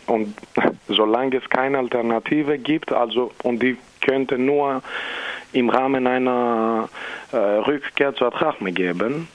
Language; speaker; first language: German; non-native, fluent; Greek